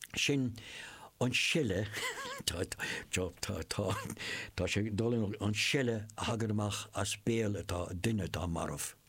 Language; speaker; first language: Irish; non-native, local second language; English